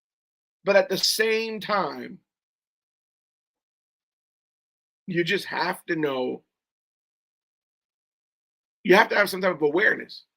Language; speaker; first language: English; native; English